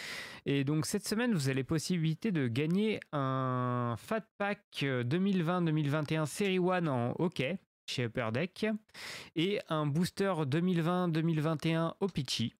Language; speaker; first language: French; native; French